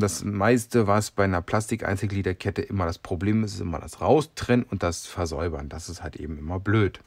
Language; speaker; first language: German; native; German